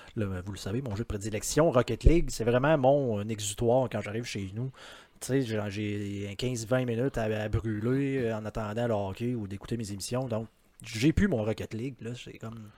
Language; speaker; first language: French; native; French